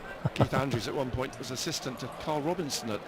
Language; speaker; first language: English; native; English